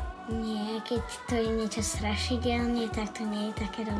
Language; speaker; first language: Slovak; early bilingual, heritage; Slovak